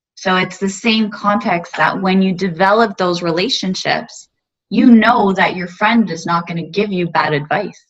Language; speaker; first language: English; native; English